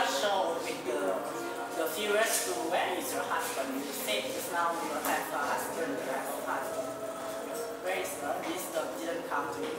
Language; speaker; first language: English; non-native, learner; Indonesian